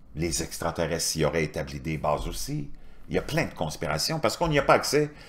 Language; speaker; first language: French; native; French